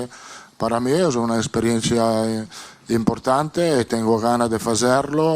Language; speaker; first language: Portuguese; non-native, fluent; Italian